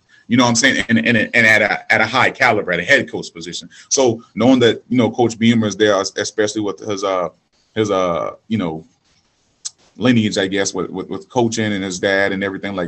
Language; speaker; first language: English; native; English